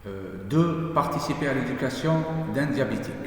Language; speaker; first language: French; non-native, local second language; Arabic